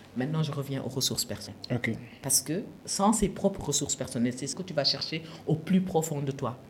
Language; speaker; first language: French; non-native, local second language; Wolof